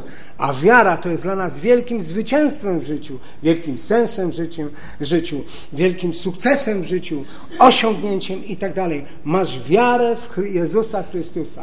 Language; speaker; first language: Polish; native; Polish